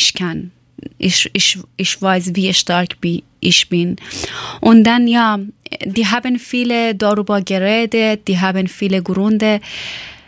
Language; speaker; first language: German; non-native, learner; Persian